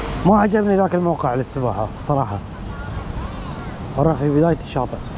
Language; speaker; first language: Arabic; native; Arabic